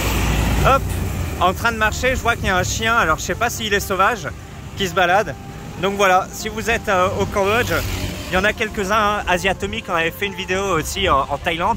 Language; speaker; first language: French; native; French